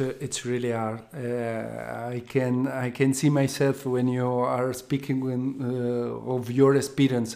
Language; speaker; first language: English; non-native, learner; Italian